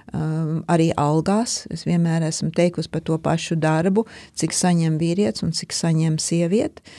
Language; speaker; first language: Latvian; early bilingual, heritage; Latvian